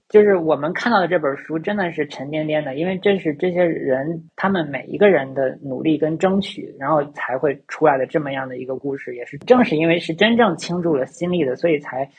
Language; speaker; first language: Chinese; native; Chinese